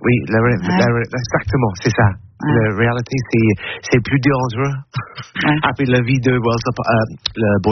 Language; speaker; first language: French; non-native, learner; English